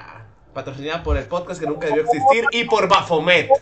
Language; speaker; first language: Spanish; native; Spanish